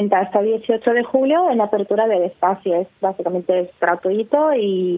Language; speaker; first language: Spanish; non-native, fluent; Russian